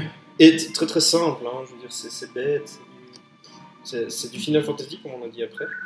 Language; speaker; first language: French; native; French